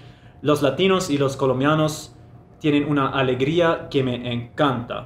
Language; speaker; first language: Spanish; non-native, fluent; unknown